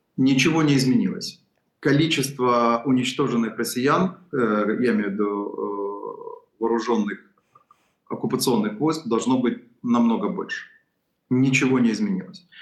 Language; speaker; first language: Russian; non-native, local second language; Ukrainian